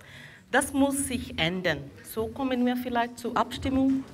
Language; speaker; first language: German; non-native, fluent; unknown